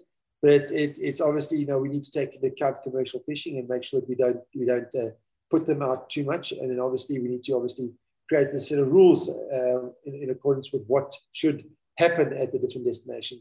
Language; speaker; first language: English; native; English